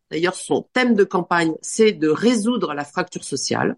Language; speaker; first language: French; native; French